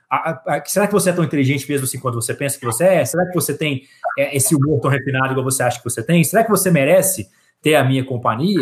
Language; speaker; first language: Portuguese; native; Portuguese